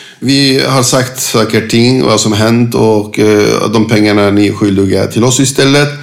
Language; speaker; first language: Swedish; non-native, fluent; Turkish